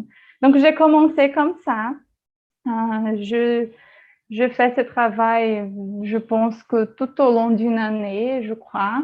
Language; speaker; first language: French; non-native, fluent; Portuguese